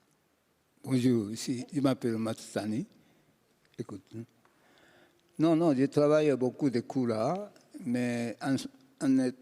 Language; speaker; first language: French; non-native, learner; Japanese